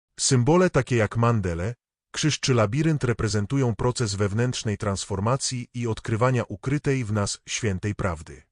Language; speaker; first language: Polish; native; Polish